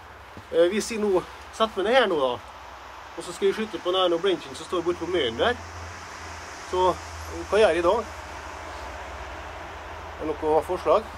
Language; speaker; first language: Norwegian; native; Norwegian